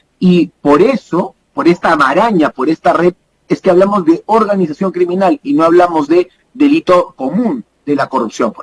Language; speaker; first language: Spanish; native; Spanish